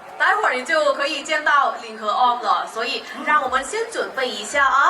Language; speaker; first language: Chinese; non-native, learner; Thai